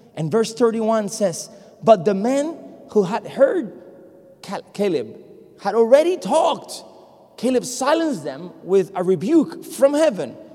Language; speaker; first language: English; non-native, fluent; Spanish